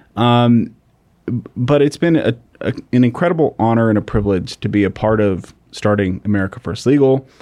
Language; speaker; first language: English; native; English